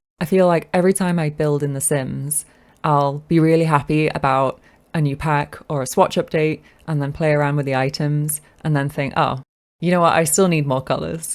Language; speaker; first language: English; native; English